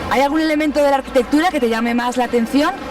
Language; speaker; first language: Spanish; native; Spanish